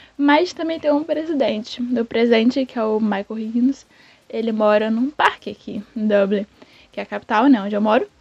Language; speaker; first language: Portuguese; native; Portuguese